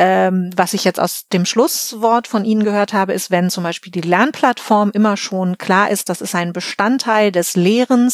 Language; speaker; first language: German; native; German